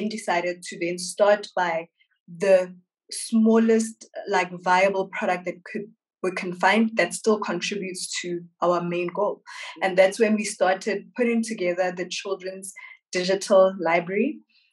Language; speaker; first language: English; non-native, local second language; Southern Sotho